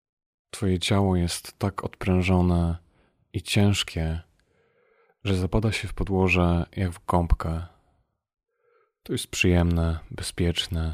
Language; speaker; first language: Polish; native; Polish